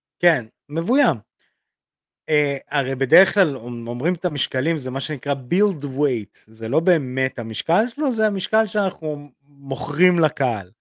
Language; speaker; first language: Hebrew; early bilingual, other home language; Russian